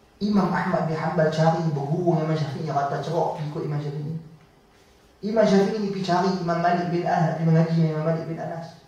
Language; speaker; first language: Malay; native; Malay